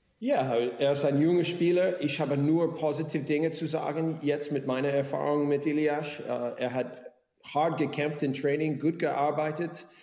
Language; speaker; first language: German; non-native, learner; English